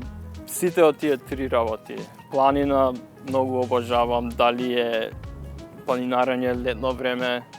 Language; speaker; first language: Macedonian; early bilingual, heritage; Macedonian